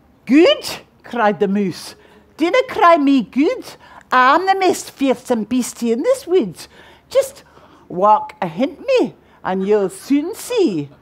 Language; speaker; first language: English; native; English